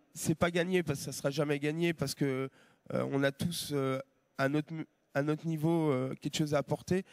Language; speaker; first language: French; native; French